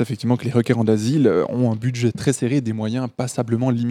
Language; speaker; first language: French; native; French